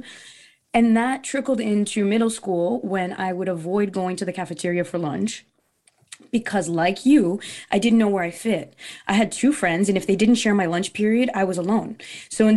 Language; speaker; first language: English; early bilingual, other home language; Portuguese